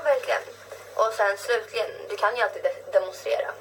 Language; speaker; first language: Swedish; native; Swedish